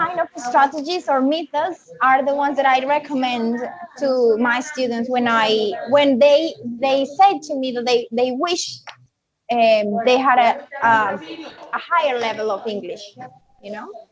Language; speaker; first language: English; non-native, fluent; Spanish